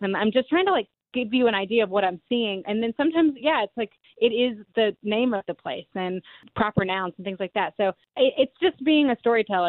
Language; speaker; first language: English; native; English